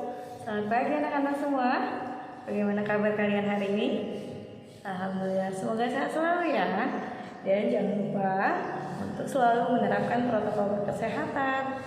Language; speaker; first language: Indonesian; native; Indonesian